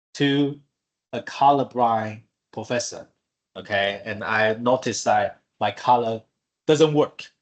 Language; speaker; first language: English; non-native, fluent; Chinese